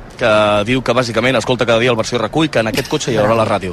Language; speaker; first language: Catalan; native; Catalan